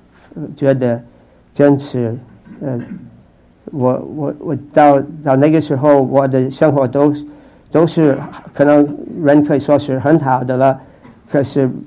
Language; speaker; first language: Chinese; non-native, fluent; English